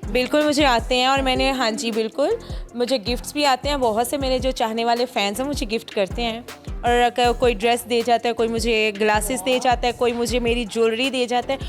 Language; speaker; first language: Urdu; non-native, local second language; Punjabi